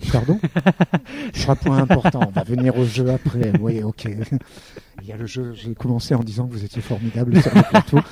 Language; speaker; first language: French; native; French